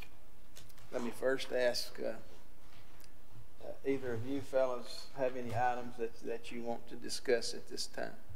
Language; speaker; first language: English; native; English